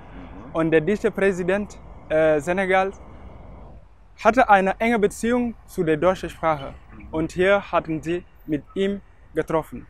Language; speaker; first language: German; non-native, fluent; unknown